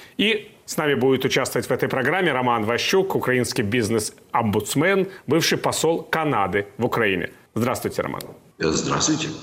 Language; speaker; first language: Russian; native; Russian